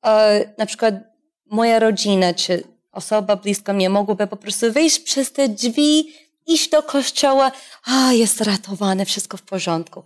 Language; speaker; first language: Polish; non-native, fluent; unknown